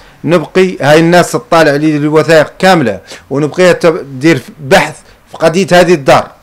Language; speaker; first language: Arabic; native; Arabic